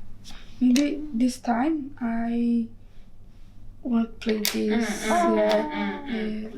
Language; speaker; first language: English; non-native, learner; Portuguese